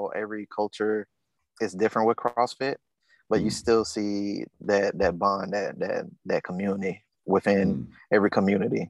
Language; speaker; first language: English; native; English